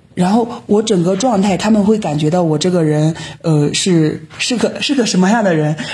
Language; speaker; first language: Chinese; native; Chinese